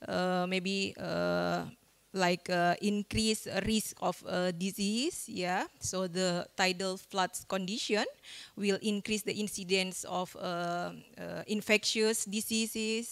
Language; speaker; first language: English; non-native, fluent; Indonesian